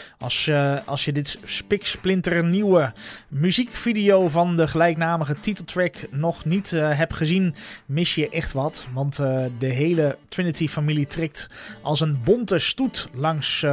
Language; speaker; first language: Dutch; native; Dutch